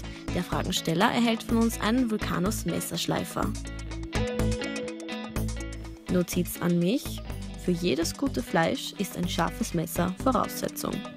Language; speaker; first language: German; native; German